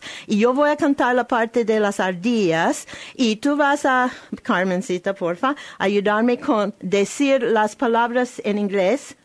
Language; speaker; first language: Spanish; non-native, learner; English